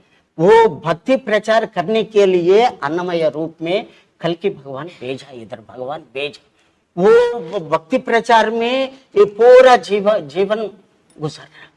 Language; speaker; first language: Hindi; non-native, local second language; Telugu